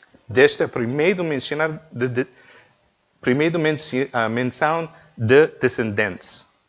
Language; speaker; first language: Portuguese; non-native, learner; English